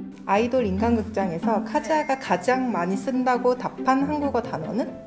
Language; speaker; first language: Korean; native; Korean